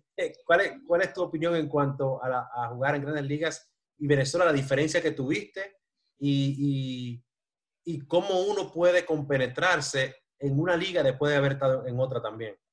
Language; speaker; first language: Spanish; native; Spanish